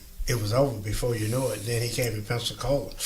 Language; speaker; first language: English; native; English